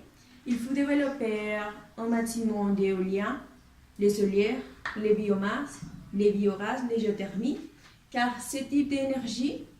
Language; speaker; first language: French; non-native, learner; Spanish